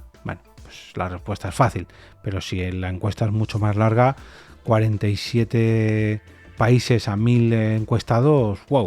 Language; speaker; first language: Spanish; native; Spanish